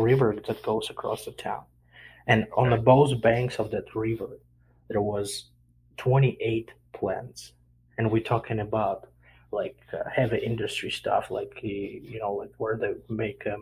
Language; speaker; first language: English; non-native, fluent; Ukrainian